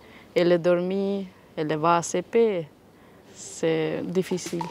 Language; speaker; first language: French; non-native, learner; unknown